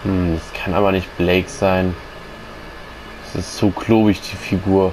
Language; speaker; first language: German; native; German